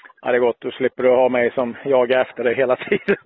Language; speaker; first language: Swedish; native; Swedish